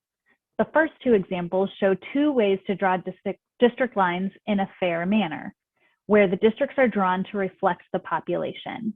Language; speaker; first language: English; native; English